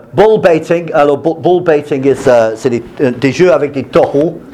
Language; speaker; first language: French; non-native, fluent; English